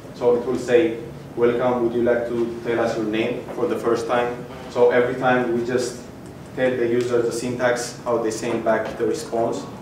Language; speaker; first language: English; non-native, fluent; Amharic